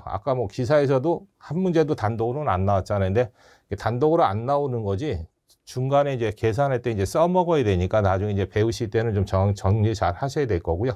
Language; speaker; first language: Korean; native; Korean